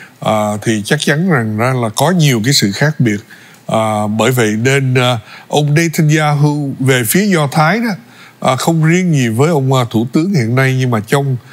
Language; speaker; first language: Vietnamese; early bilingual, other home language; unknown